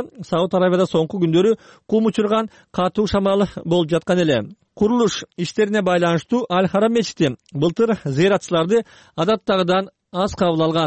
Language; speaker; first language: Kyrgyz; native; Kyrgyz